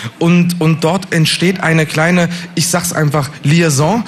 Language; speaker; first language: German; native; German